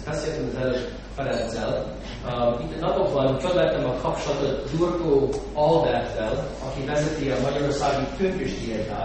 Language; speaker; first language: Hungarian; non-native, fluent; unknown